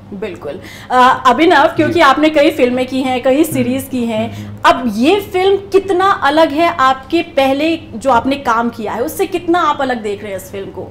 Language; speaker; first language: Hindi; native; Hindi